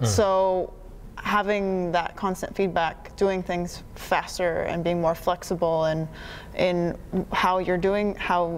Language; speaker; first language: English; native; English